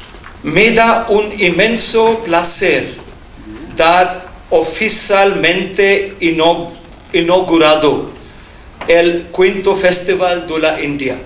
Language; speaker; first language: Spanish; non-native, learner; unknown